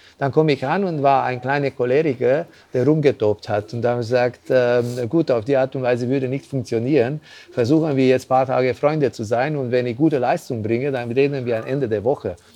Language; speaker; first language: German; non-native, fluent; Hungarian